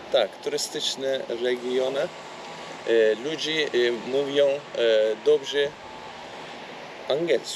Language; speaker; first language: Polish; non-native, learner; Turkish